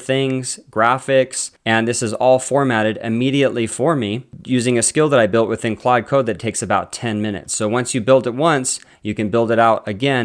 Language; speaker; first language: English; native; English